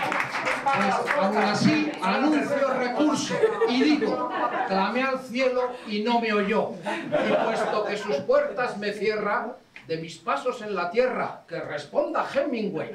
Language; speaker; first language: Spanish; native; Spanish